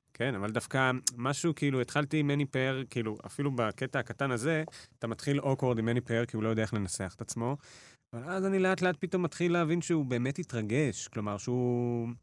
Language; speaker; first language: Hebrew; native; Hebrew